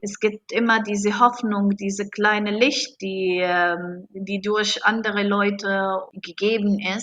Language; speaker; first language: German; non-native, fluent; Arabic